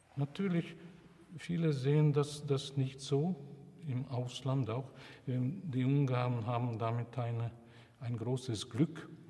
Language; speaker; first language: German; non-native, fluent; Hungarian